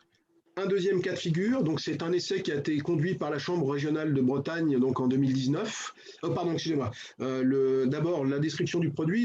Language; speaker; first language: French; native; French